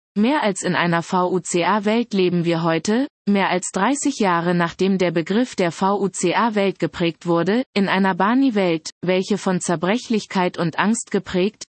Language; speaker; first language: German; native; German